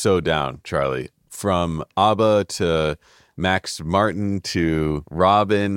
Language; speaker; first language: English; native; English